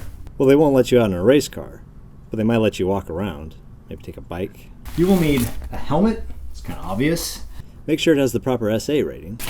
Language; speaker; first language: English; native; English